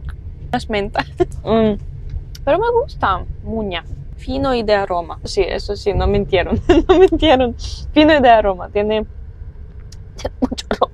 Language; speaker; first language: Spanish; non-native, fluent; Russian